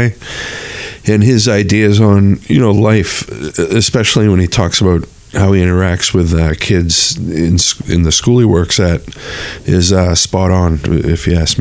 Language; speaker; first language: English; native; English